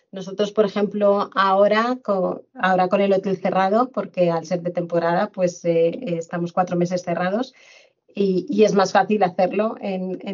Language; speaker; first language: Spanish; native; Spanish